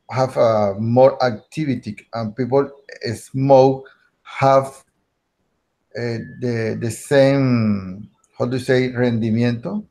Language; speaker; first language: English; non-native, learner; Spanish